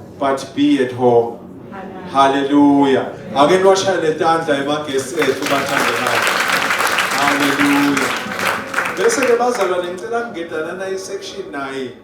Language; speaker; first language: Zulu; non-native, local second language; Swati